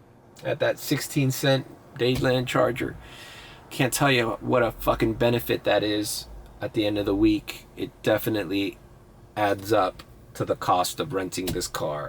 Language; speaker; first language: English; early bilingual, other home language; Spanish